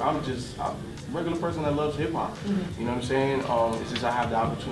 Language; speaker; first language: English; native; English